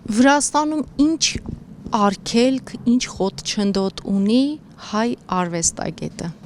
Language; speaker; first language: Armenian; native; Armenian